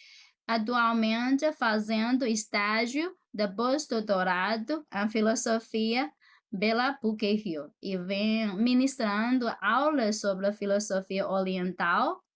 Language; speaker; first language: Portuguese; non-native, fluent; Chinese